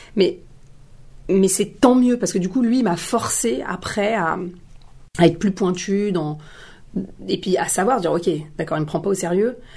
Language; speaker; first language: French; native; French